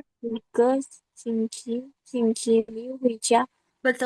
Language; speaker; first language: Chinese; non-native, learner; Indonesian